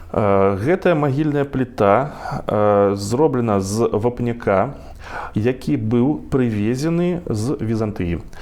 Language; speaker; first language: Belarusian; non-native, local second language; Russian